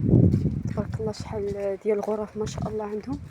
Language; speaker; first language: Arabic; native; Arabic